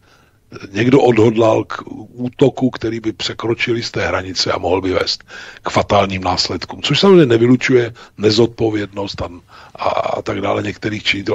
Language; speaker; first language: Czech; native; Czech